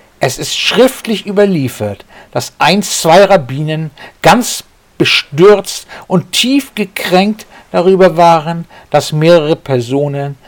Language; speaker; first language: German; native; German